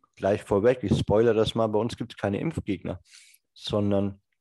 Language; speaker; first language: German; native; German